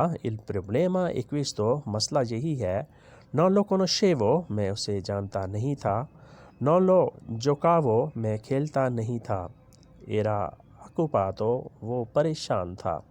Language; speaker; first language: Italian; non-native, learner; Urdu